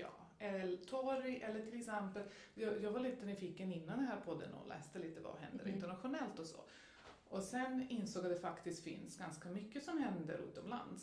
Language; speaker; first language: Swedish; non-native, fluent; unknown